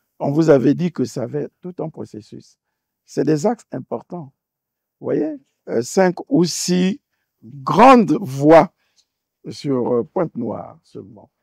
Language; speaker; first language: French; native; French